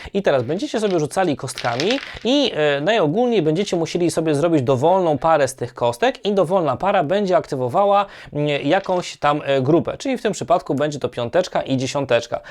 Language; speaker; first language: Polish; native; Polish